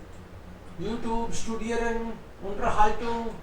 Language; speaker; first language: German; non-native, fluent; Hindi